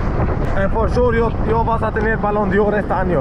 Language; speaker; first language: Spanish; non-native, learner; Swedish